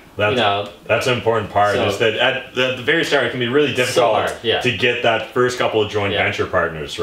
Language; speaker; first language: English; native; English